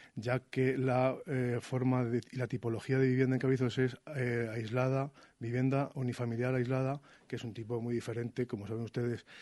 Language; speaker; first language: Spanish; native; Spanish